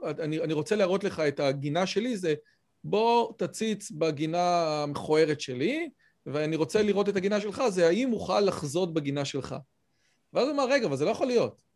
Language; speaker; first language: Hebrew; native; Hebrew